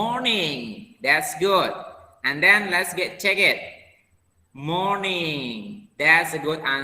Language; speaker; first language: English; non-native, learner; Indonesian